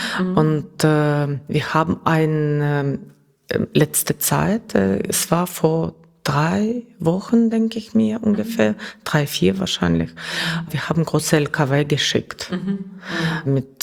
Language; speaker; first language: German; non-native, learner; Russian